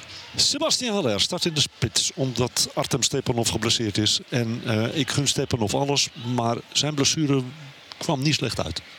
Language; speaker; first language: Dutch; native; Dutch